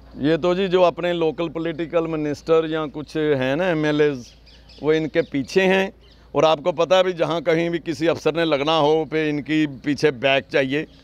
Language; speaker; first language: Hindi; non-native, local second language; Punjabi